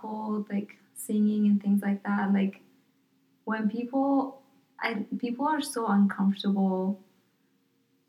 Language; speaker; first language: English; non-native, fluent; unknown